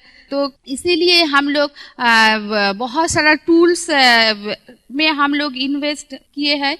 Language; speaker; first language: Hindi; non-native, local second language; Bangla